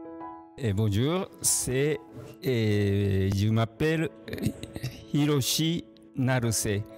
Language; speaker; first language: French; non-native, learner; Japanese